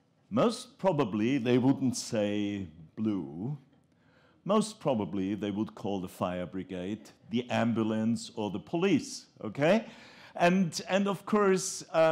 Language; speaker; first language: English; non-native, fluent; German